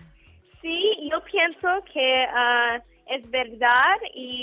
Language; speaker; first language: Spanish; non-native, learner; English